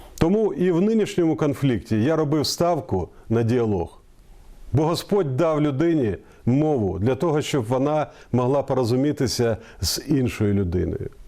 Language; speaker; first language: Ukrainian; non-native, local second language; Russian